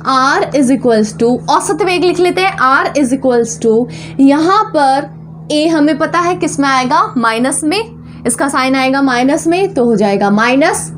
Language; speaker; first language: Hindi; native; Hindi